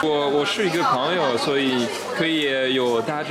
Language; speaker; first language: Chinese; non-native, learner; French